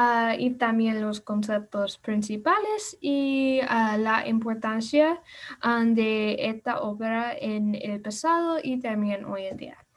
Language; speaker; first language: Spanish; non-native, learner; English